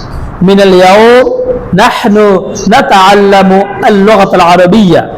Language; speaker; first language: Arabic; non-native, fluent; Bangla